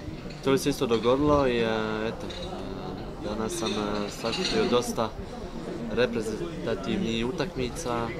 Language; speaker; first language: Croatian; early bilingual, heritage; Bosnian